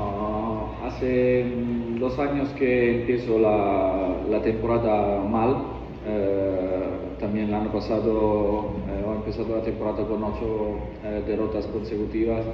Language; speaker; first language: Spanish; non-native, learner; Italian